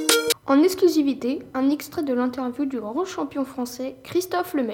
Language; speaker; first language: French; native; French